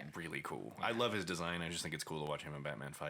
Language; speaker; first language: English; native; English